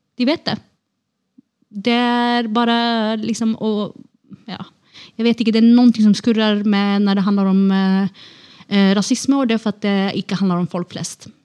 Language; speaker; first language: Norwegian; non-native, fluent; Kurdish